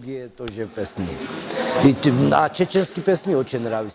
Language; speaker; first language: Russian; non-native, learner; Georgian